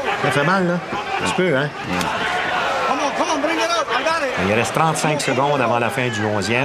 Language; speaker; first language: French; native; French